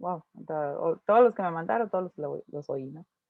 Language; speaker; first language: Spanish; native; Spanish